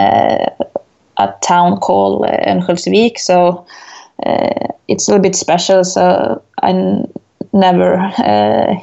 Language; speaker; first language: English; non-native, fluent; Swedish